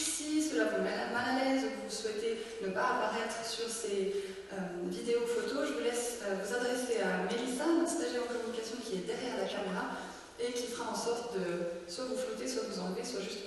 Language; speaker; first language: French; native; French